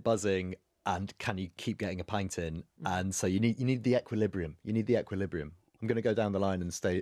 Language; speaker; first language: English; native; English